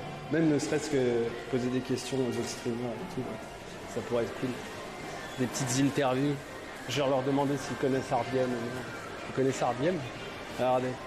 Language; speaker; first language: French; native; French